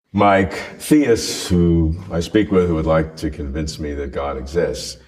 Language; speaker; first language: English; native; English